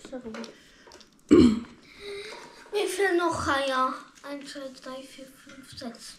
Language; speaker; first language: German; early bilingual, heritage; Bosnian